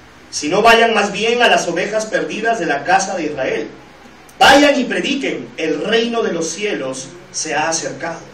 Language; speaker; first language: Spanish; native; Spanish